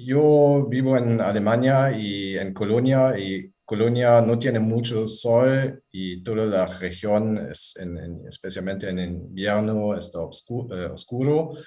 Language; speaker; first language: Spanish; non-native, fluent; German